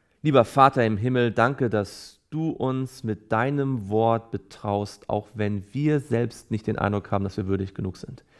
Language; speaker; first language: German; native; German